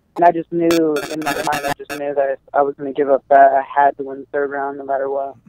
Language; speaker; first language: English; native; English